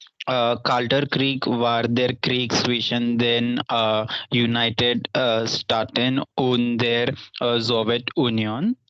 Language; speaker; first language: German; non-native, learner; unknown